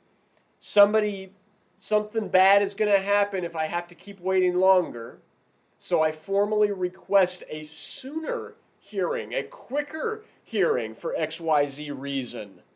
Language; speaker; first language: English; native; English